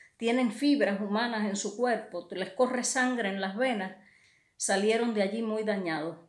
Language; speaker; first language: Spanish; native; Spanish